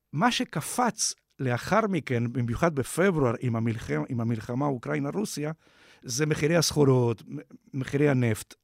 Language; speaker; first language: Hebrew; non-native, fluent; Spanish